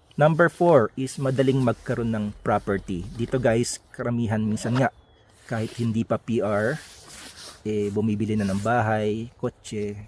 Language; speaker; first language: Filipino; native; Filipino